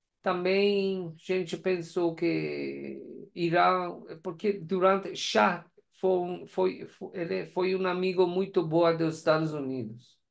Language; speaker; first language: Portuguese; non-native, learner; Persian